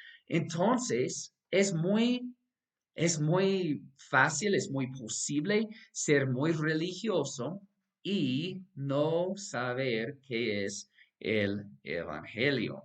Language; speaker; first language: Spanish; non-native, fluent; English